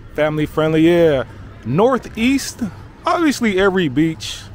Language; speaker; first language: English; native; English